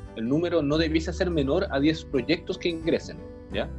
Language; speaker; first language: Spanish; native; Spanish